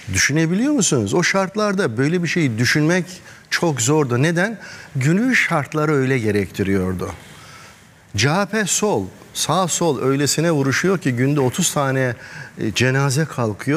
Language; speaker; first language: Turkish; native; Turkish